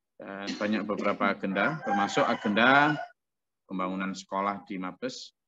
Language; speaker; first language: Indonesian; non-native, local second language; Javanese